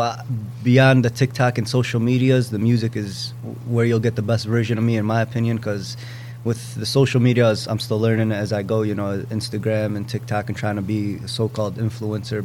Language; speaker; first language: English; native; English